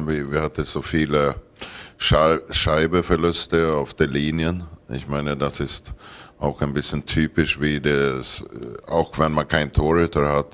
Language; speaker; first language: German; non-native, learner; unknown